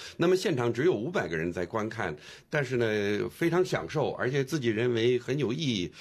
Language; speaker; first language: Chinese; non-native, fluent; English